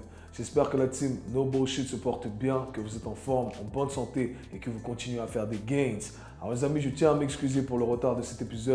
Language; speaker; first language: French; native; French